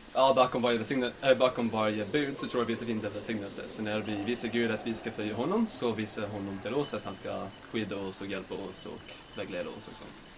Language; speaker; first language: Swedish; non-native, fluent; English